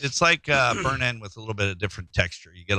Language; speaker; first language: English; native; English